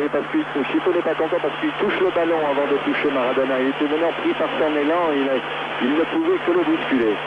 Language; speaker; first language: French; native; French